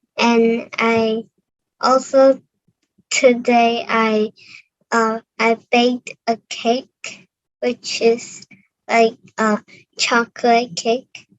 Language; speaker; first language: English; non-native, learner; Cantonese